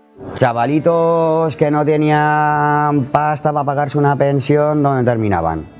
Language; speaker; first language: Spanish; native; Spanish